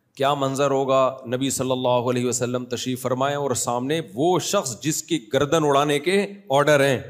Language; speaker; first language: Urdu; native; Urdu